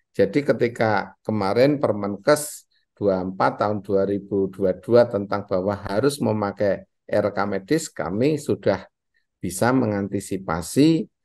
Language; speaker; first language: Indonesian; native; Indonesian